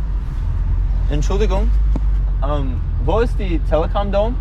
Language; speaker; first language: German; non-native, learner; English